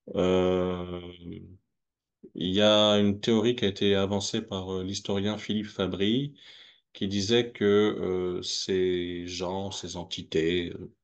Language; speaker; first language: French; native; French